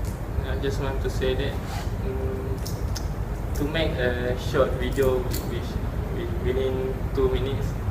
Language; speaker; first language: English; non-native, local second language; Malay